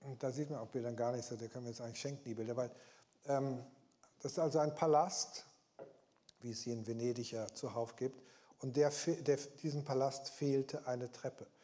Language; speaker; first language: German; early bilingual, heritage; German